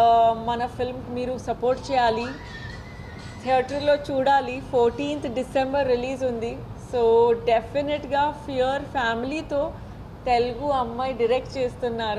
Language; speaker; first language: Telugu; non-native, fluent; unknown